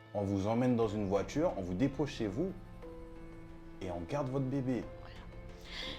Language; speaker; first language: French; native; French